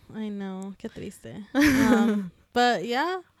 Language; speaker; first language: English; early bilingual, other home language; Spanish